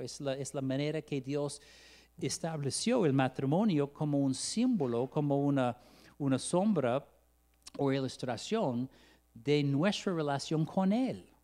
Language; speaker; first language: Spanish; non-native, fluent; English